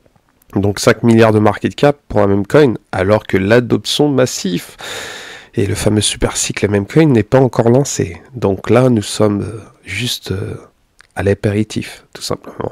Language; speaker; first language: French; native; French